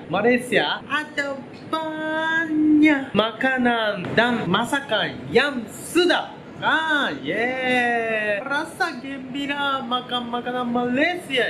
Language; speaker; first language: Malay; non-native, learner; Japanese